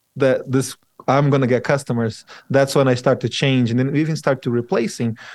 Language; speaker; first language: English; non-native, fluent; Portuguese